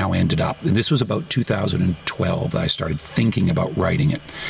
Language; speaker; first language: English; native; English